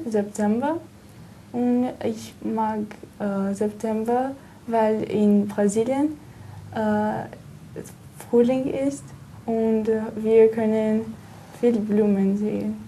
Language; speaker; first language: German; non-native, learner; Portuguese